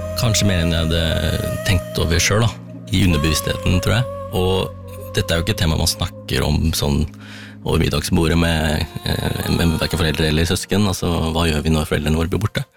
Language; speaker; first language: Norwegian; early bilingual, other home language; Tamil